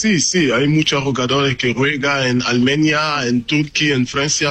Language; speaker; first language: Spanish; non-native, learner; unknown